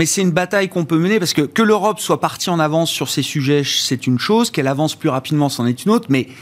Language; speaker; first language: French; native; French